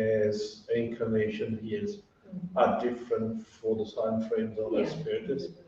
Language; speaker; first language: English; non-native, fluent; Portuguese